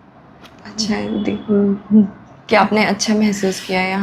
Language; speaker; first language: Hindi; native; Hindi